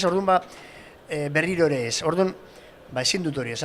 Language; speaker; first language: Basque; native; Basque